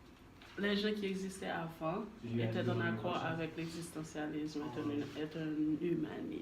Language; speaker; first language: French; non-native, learner; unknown